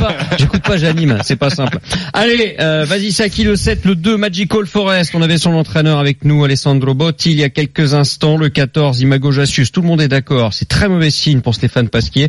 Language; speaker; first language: French; native; French